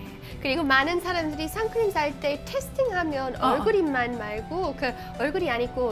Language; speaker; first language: Korean; non-native, fluent; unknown